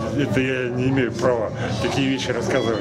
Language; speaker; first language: Russian; native; Russian